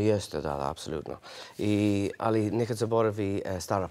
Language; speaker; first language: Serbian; non-native, learner; English